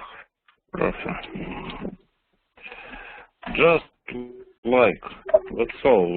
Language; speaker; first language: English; non-native, learner; Russian